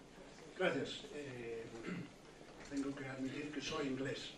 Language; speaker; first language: Spanish; non-native, fluent; English